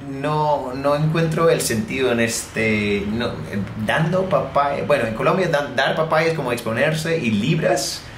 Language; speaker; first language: Spanish; non-native, fluent; English